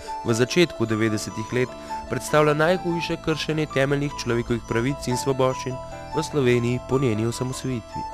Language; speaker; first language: Slovenian; native; Slovenian